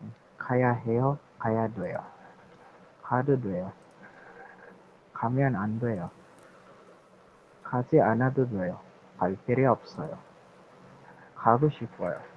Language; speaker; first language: Korean; non-native, learner; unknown